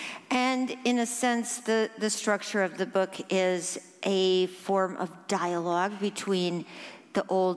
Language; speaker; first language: English; early bilingual, other home language; Norwegian